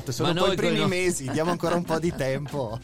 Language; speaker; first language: Italian; native; Italian